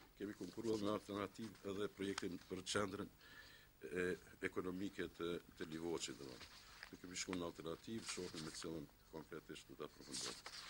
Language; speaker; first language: Albanian; native; Albanian